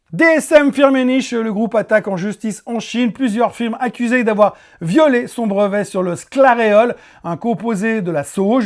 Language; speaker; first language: French; native; French